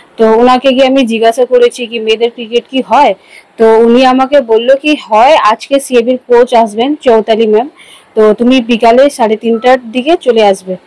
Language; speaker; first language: Bangla; non-native, local second language; Hindi